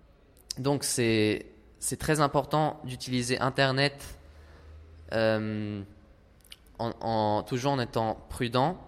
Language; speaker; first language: French; non-native, fluent; Italian